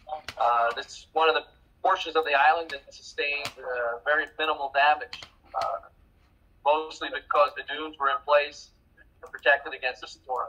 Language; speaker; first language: English; native; English